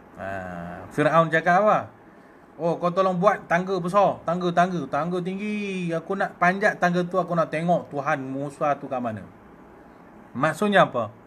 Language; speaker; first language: Malay; native; Malay